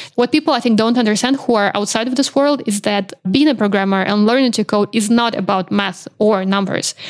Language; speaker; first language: English; non-native, fluent; Belarusian